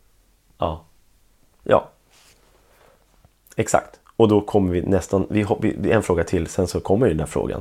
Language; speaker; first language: Swedish; native; Swedish